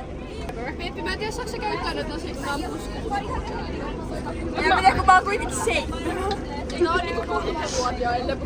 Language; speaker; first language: Finnish; native; Finnish